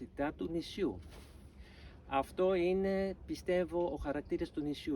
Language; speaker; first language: Greek; non-native, fluent; Dutch